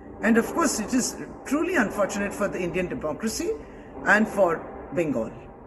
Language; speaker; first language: English; non-native, local second language; Bangla